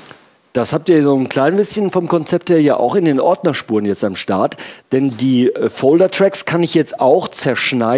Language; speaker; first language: German; native; German